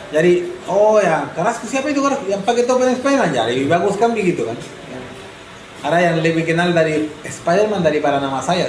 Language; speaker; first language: Indonesian; non-native, fluent; Spanish